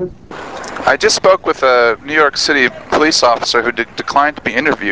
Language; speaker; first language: English; native; English